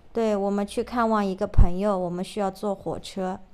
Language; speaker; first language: Chinese; native; Chinese